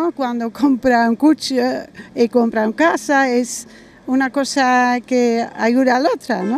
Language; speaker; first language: Spanish; non-native, learner; German